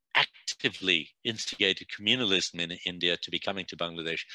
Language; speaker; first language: English; non-native, local second language; Bangla